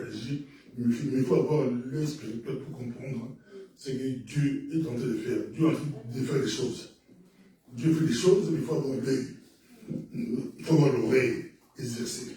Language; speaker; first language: French; non-native, local second language; Lingala